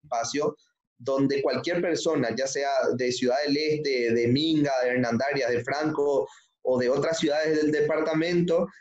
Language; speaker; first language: Spanish; native; Spanish